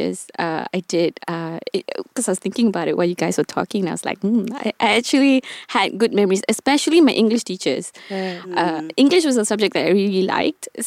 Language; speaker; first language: English; non-native, local second language; Tamil